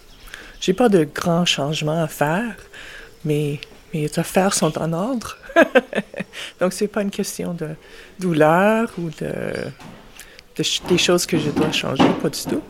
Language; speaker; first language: French; non-native, fluent; English